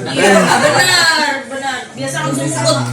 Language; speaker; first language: Indonesian; native; Indonesian